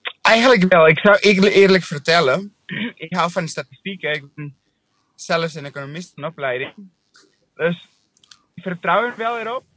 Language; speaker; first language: Dutch; non-native, fluent; English